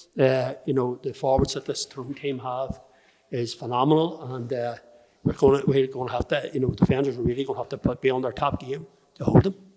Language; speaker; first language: English; native; English